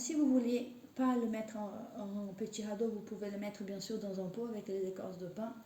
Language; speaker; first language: French; native; French